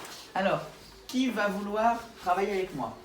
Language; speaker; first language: French; native; French